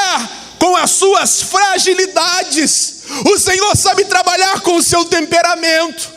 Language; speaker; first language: Portuguese; native; Portuguese